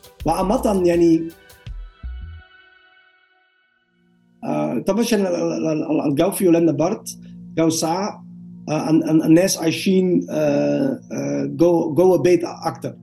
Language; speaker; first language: Arabic; non-native, learner; Dutch